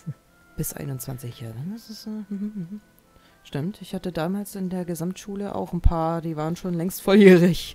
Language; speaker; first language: German; native; German